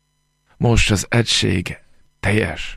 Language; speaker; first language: Hungarian; non-native, fluent; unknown